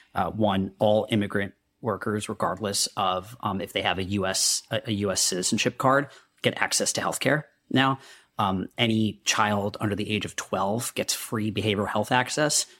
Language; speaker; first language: English; non-native, local second language; Hindi